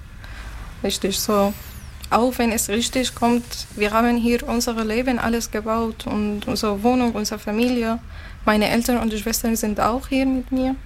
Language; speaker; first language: German; non-native, learner; Arabic